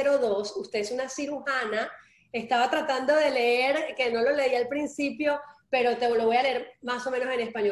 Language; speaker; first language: Spanish; early bilingual, heritage; Spanish